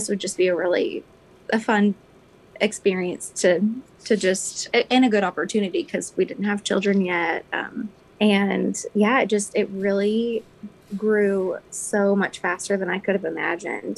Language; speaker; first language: English; native; English